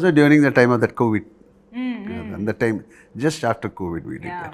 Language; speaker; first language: English; non-native, local second language; Malayalam